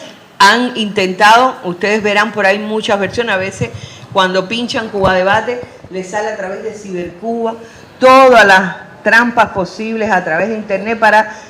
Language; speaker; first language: Spanish; native; Spanish